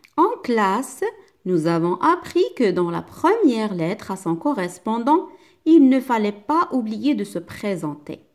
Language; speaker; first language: French; non-native, local second language; Arabic